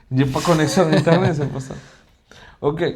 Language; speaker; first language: French; non-native, fluent; Spanish